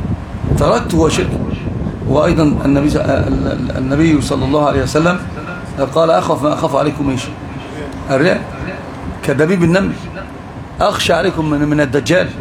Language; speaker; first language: Arabic; native; Arabic